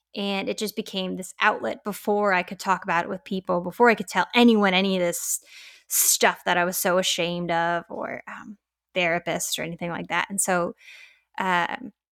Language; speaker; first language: English; native; English